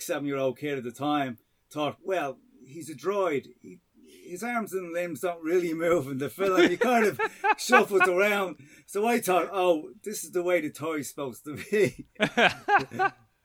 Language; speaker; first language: English; native; English